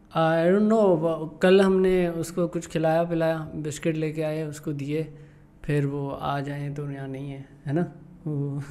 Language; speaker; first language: Urdu; native; Urdu